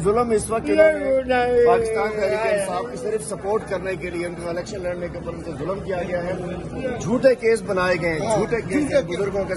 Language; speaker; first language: Urdu; native; Urdu